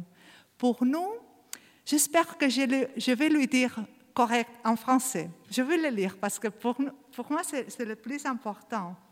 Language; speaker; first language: French; non-native, learner; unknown